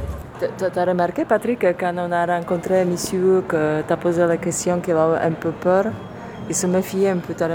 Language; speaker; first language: French; non-native, fluent; Slovak